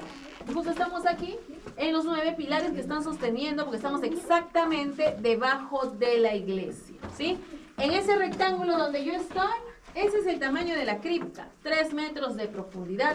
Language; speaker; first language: Spanish; native; Spanish